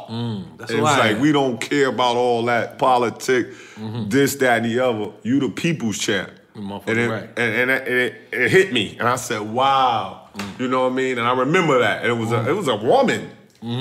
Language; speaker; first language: English; native; English